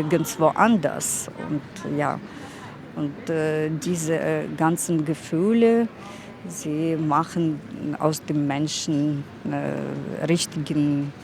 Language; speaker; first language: German; non-native, fluent; Russian